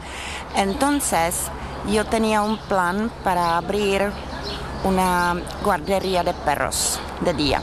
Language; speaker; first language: Spanish; non-native, learner; Czech